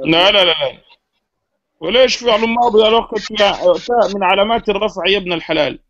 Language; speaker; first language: Arabic; non-native, fluent; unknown